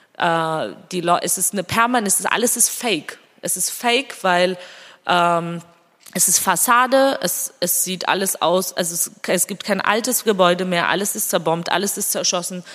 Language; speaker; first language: German; non-native, fluent; Georgian